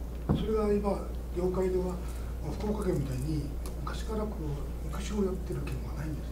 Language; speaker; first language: Japanese; native; Japanese